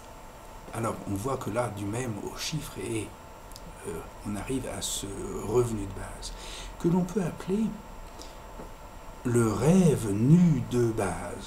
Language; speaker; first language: French; native; French